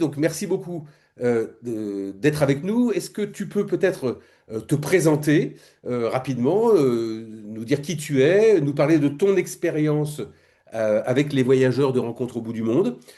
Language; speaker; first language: French; native; French